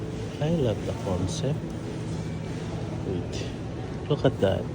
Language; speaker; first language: English; non-native, local second language; Filipino